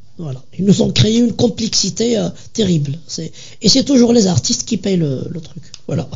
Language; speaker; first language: French; non-native, local second language; Kabyle